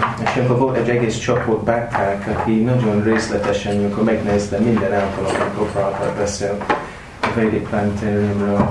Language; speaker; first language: Hungarian; non-native, learner; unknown